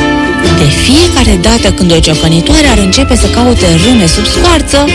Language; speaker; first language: Romanian; native; Romanian